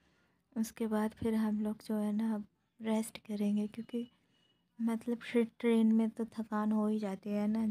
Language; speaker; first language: Hindi; native; Hindi